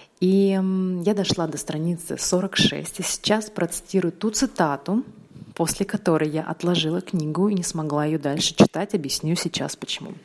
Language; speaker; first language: Russian; native; Russian